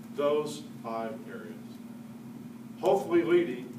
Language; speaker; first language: English; native; English